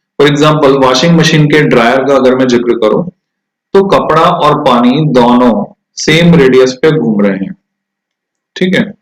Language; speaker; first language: Hindi; native; Hindi